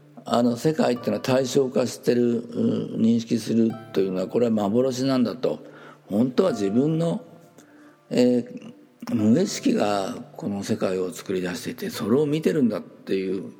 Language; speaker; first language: Japanese; native; Japanese